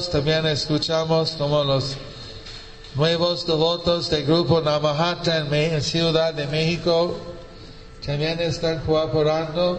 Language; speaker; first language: Spanish; non-native, fluent; English